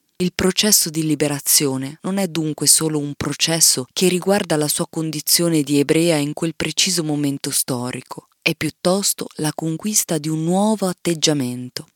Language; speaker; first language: Italian; native; Italian